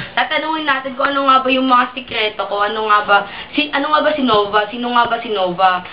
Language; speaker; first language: Filipino; non-native, local second language; Cebuano